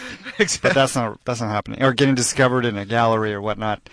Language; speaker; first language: English; native; English